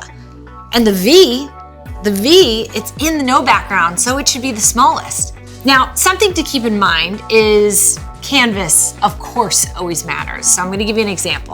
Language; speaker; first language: English; native; English